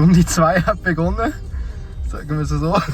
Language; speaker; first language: German; native; German